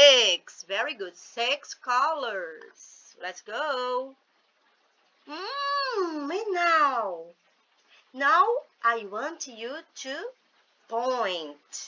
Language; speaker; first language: English; non-native, fluent; Portuguese